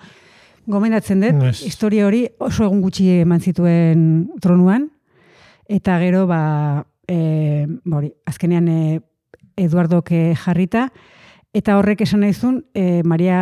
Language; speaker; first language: Basque; native; Basque